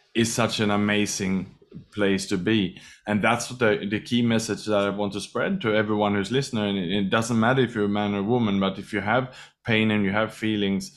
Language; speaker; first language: English; non-native, fluent; Swedish